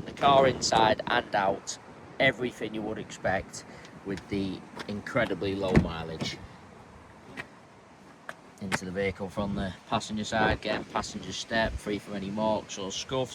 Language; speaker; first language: English; native; English